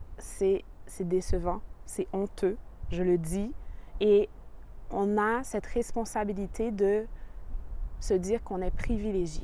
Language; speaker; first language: French; native; French